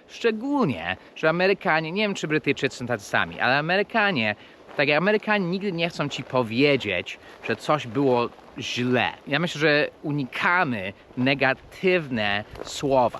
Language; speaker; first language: Polish; non-native, fluent; English